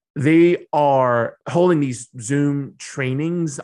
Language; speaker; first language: English; early bilingual, other home language; Burmese